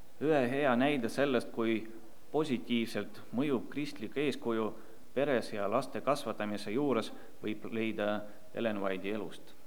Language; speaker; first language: Estonian; non-native, local second language; Russian